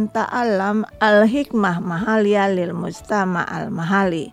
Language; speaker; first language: Arabic; non-native, fluent; Indonesian